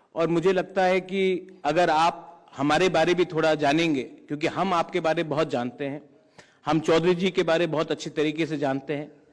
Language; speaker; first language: Hindi; non-native, local second language; Kok Borok